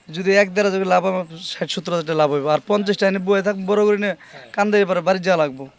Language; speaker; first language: Bangla; native; Bangla